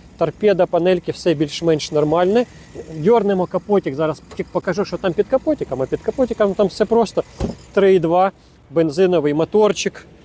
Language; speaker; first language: Ukrainian; non-native, local second language; Russian